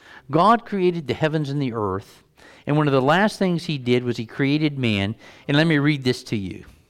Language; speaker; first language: English; native; English